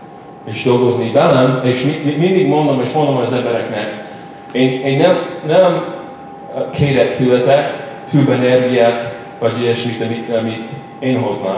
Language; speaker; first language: Hungarian; non-native, learner; English